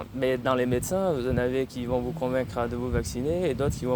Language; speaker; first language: French; native; French